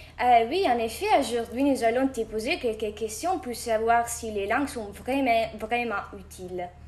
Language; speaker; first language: French; non-native, learner; Italian